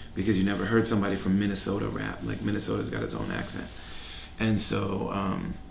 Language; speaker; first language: English; native; English